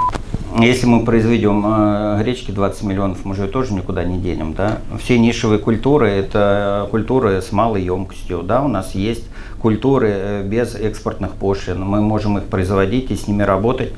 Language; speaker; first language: Russian; native; Russian